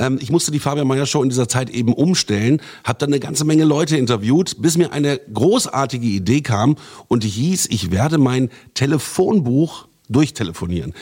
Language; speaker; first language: German; native; German